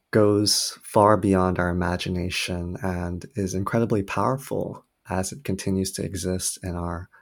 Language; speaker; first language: English; native; English